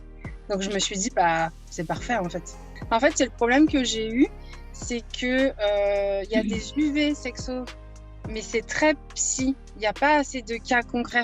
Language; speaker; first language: French; native; French